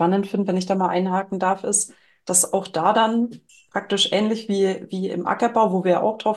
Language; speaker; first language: German; native; German